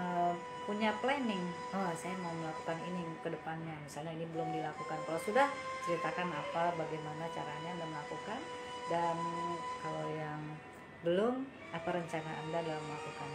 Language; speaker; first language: Indonesian; native; Indonesian